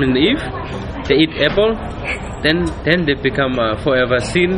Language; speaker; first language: English; non-native, fluent; Tibetan